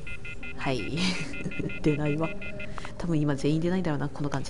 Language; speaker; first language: Japanese; native; Japanese